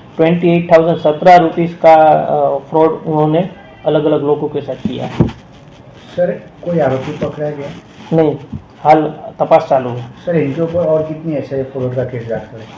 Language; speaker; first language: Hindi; non-native, local second language; Gujarati